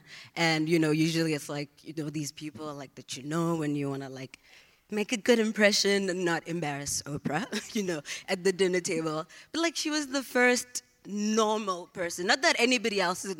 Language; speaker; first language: English; non-native, local second language; Zulu